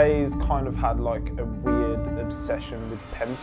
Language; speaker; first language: English; native; English